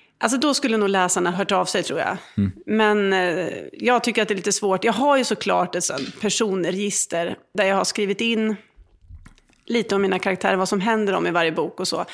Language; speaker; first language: Swedish; native; Swedish